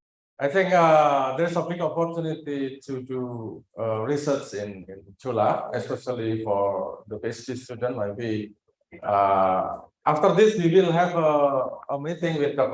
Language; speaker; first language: English; non-native, learner; Indonesian